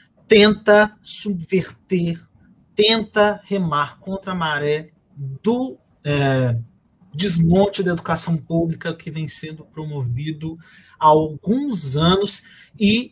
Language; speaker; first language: Portuguese; native; Portuguese